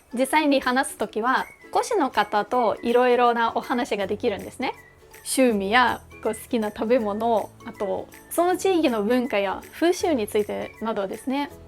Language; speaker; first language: Japanese; non-native, fluent; Russian